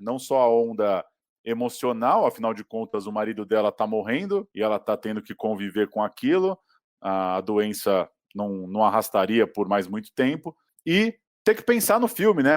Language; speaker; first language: Portuguese; native; Portuguese